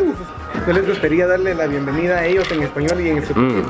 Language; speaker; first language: Spanish; native; Spanish